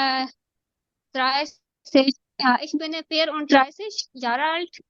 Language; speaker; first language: German; non-native, learner; Urdu